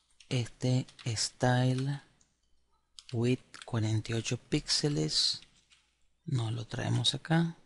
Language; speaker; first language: Spanish; native; Spanish